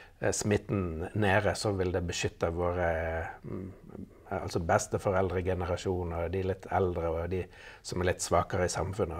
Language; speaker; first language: Norwegian; native; Norwegian